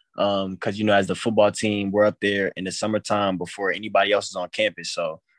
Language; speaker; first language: English; native; English